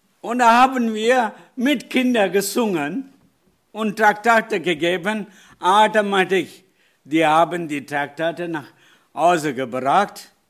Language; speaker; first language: German; non-native, learner; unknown